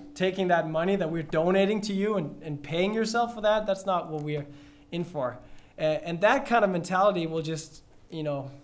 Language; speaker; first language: English; non-native, fluent; Danish